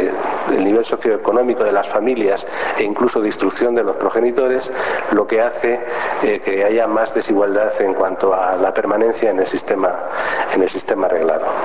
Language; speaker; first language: Spanish; native; Spanish